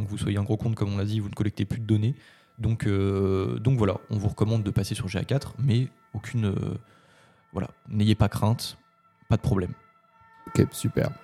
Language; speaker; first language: French; native; French